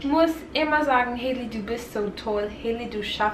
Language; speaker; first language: German; non-native, fluent; English